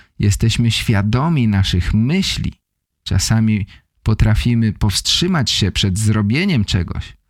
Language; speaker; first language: Polish; native; Polish